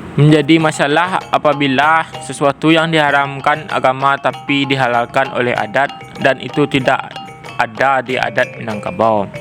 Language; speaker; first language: Malay; non-native, local second language; Minangkabau